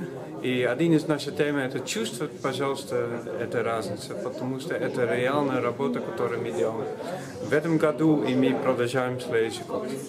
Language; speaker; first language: Russian; non-native, learner; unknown